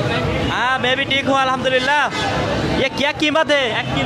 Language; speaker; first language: Hindi; non-native, learner; Bangla